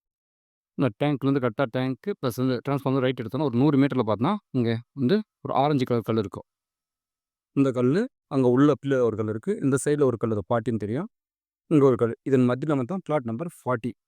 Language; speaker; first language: Tamil; native; Tamil